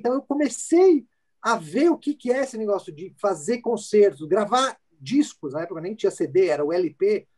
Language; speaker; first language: Portuguese; early bilingual, other home language; Italian